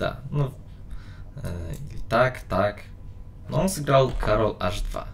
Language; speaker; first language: Russian; non-native, learner; Polish